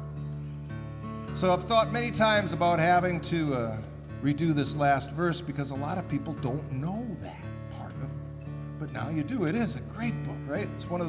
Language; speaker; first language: English; native; English